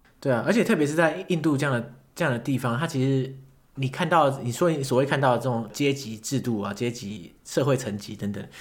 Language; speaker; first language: Chinese; native; Chinese